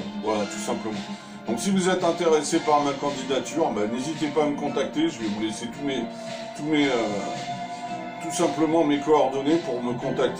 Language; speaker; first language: French; native; French